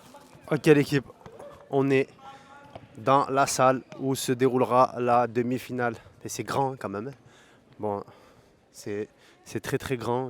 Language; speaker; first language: French; native; French